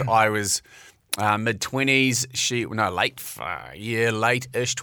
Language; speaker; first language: English; native; English